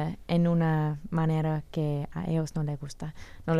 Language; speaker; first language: Spanish; non-native, fluent; English